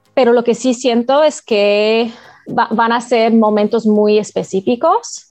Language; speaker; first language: Spanish; non-native, fluent; English